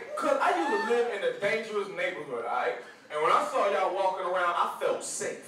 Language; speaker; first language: English; native; English